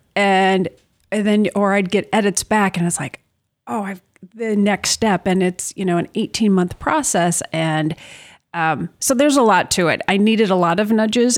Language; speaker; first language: English; native; English